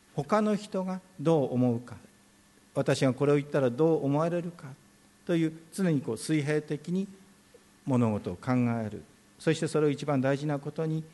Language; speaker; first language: Japanese; native; Japanese